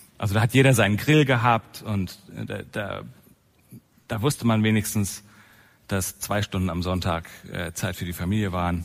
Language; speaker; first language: German; native; German